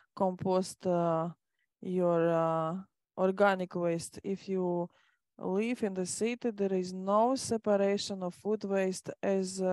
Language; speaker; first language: English; non-native, fluent; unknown